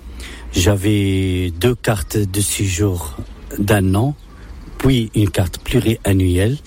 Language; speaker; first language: French; non-native, local second language; Arabic